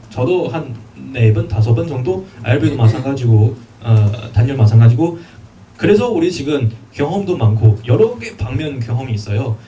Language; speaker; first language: Korean; non-native, fluent; Chinese